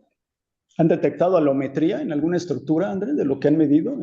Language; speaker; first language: Spanish; native; Spanish